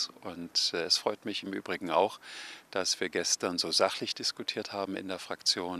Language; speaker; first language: German; native; German